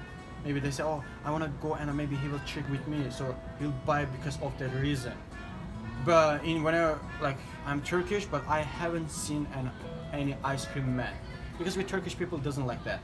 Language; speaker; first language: English; non-native, fluent; Turkish